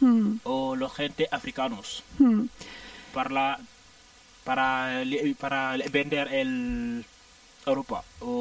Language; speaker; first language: Spanish; non-native, learner; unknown